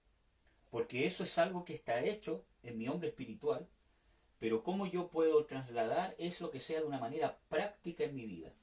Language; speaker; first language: Spanish; native; Spanish